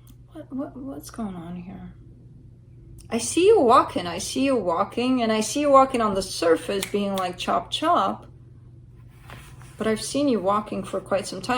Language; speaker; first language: English; native; English